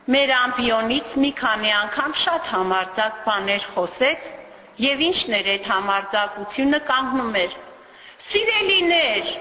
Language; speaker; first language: Armenian; native; Armenian